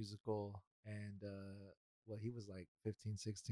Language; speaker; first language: English; early bilingual, other home language; Spanish